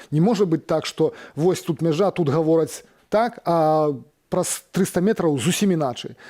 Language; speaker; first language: Belarusian; native; Belarusian